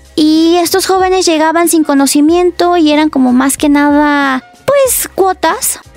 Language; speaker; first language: Spanish; native; Spanish